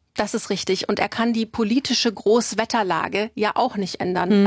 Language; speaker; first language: German; native; German